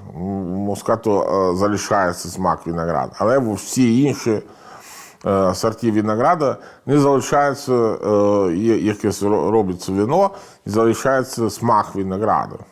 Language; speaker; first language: Ukrainian; non-native, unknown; Italian